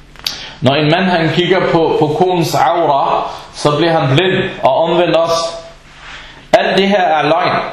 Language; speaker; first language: Danish; early bilingual, other home language; Arabic